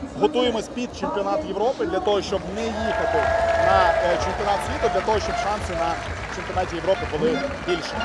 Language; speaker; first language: Ukrainian; native; Ukrainian